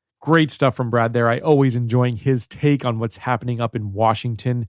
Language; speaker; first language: English; native; English